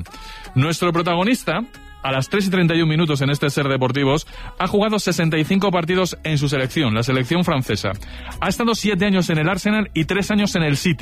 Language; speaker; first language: Spanish; native; Spanish